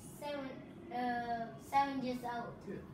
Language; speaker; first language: English; non-native, learner; Vietnamese